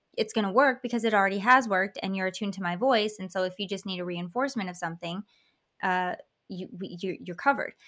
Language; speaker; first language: English; native; English